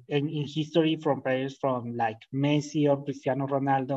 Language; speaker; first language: English; non-native, fluent; Spanish